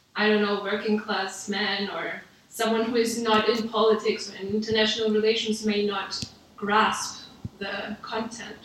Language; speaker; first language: English; non-native, fluent; German